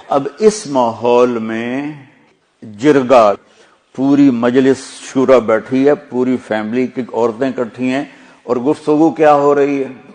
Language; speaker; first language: Urdu; non-native, local second language; Punjabi